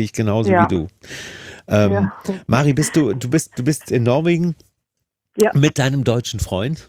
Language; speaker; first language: German; native; German